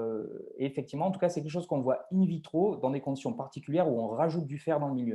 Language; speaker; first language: French; native; French